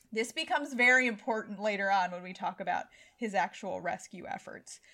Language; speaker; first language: English; native; English